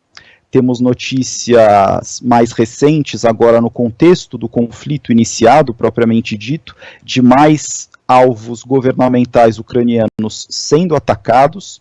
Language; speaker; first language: Portuguese; native; Portuguese